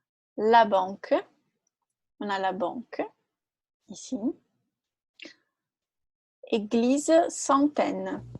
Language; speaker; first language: French; non-native, fluent; Portuguese